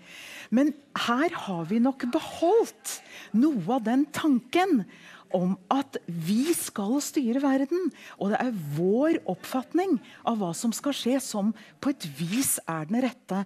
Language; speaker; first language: Norwegian; early bilingual, heritage; Norwegian